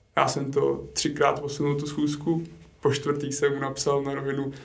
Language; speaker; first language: Czech; native; Czech